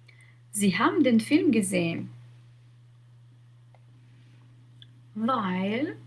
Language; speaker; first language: German; non-native, fluent; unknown